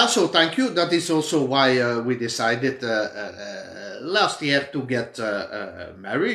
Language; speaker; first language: English; non-native, fluent; Dutch